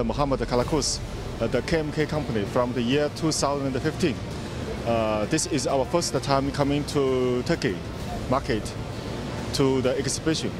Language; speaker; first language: English; non-native, learner; Chinese